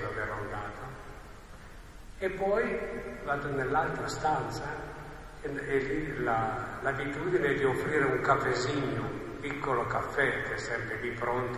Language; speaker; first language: Italian; native; Italian